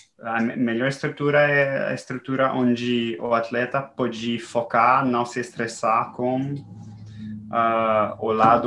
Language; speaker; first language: Portuguese; non-native, fluent; French